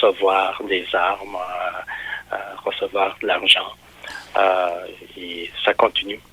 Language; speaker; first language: French; non-native, fluent; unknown